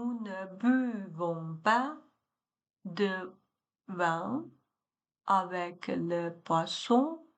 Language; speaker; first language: French; non-native, learner; Chinese